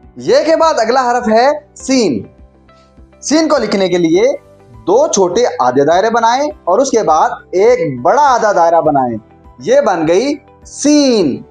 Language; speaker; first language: Urdu; native; Urdu